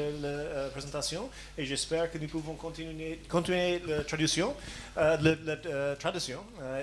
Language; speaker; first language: French; non-native, fluent; English